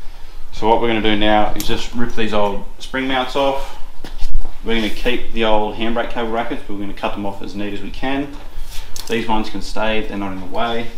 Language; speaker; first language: English; native; English